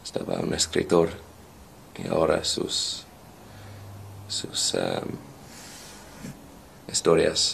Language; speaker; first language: Spanish; non-native, fluent; English